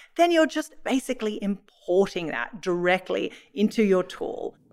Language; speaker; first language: English; native; English